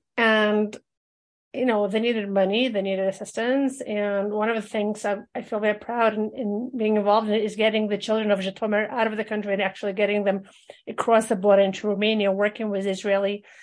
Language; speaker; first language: English; early bilingual, other home language; Russian